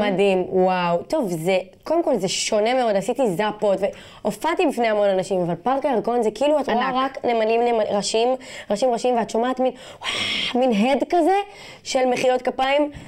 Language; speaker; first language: Hebrew; non-native, local second language; Arabic